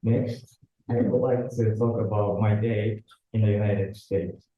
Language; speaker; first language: English; non-native, learner; Japanese